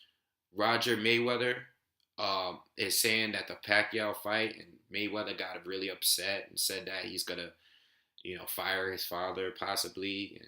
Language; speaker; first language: English; native; English